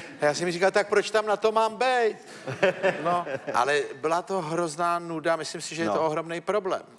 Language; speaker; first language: Czech; native; Czech